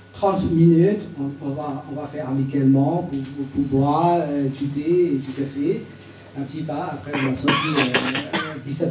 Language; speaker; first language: French; non-native, learner; Burmese